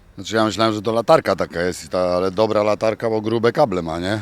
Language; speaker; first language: Polish; native; Polish